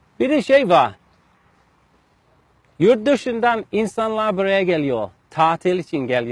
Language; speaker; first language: Turkish; non-native, fluent; English